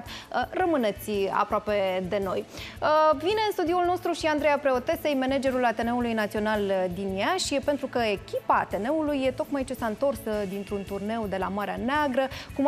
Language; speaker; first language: Romanian; native; Romanian